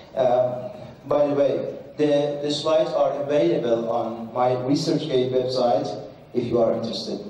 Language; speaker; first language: English; non-native, fluent; Persian